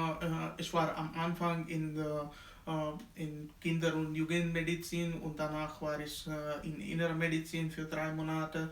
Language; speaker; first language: German; non-native, learner; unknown